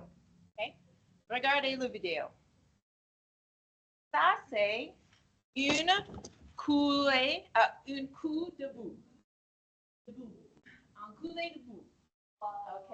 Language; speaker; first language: French; non-native, fluent; English